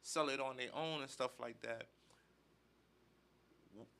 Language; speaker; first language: English; native; English